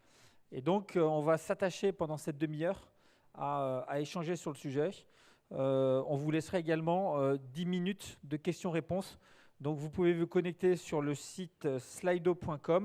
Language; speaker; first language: French; native; French